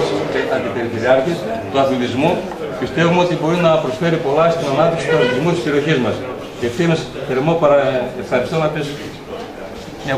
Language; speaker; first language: Greek; native; Greek